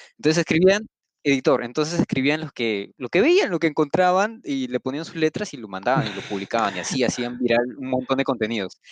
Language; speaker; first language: Spanish; native; Spanish